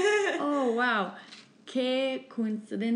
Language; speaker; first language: Spanish; non-native, fluent; English